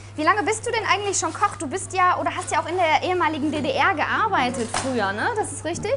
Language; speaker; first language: German; native; German